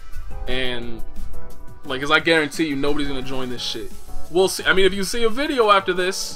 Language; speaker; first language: English; native; English